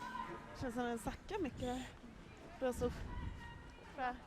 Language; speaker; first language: Swedish; native; Swedish